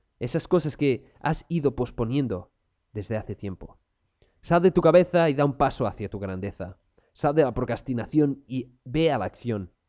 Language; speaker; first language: Spanish; non-native, local second language; Catalan